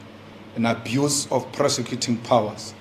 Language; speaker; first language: English; non-native, local second language; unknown